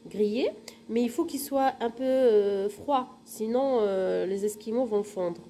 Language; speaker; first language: French; non-native, local second language; Arabic